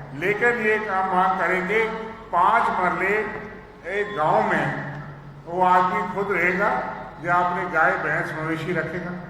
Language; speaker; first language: Urdu; non-native, local second language; Dogri